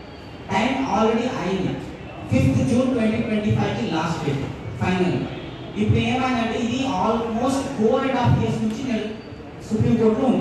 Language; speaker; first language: Telugu; non-native, local second language; Urdu